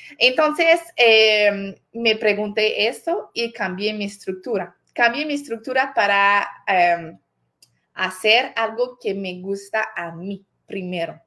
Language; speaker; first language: Spanish; non-native, fluent; French